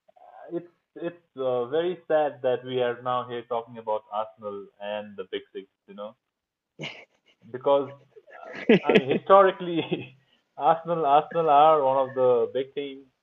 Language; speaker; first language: English; non-native, local second language; Nepali